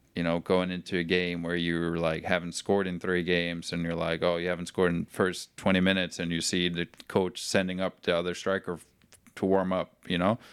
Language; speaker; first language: English; non-native, fluent; Norwegian